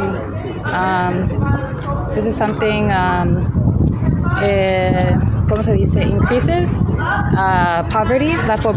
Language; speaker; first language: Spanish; non-native, learner; English